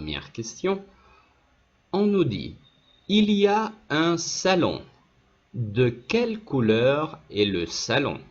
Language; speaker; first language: French; non-native, fluent; Spanish